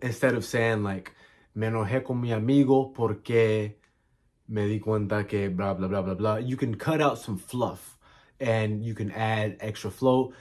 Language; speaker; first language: English; native; English